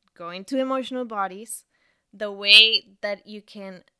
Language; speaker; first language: English; non-native, fluent; Spanish